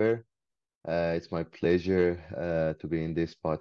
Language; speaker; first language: English; non-native, fluent; Persian